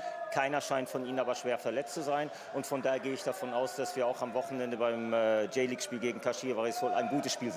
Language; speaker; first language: German; native; German